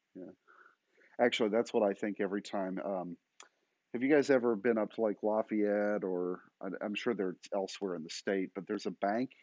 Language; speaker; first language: English; native; English